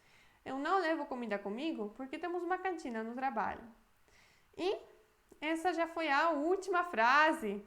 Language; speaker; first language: Portuguese; non-native, fluent; Polish